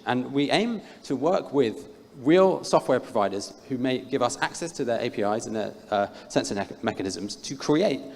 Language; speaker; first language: English; native; English